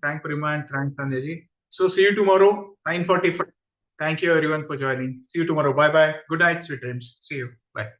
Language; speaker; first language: English; non-native, local second language; Marathi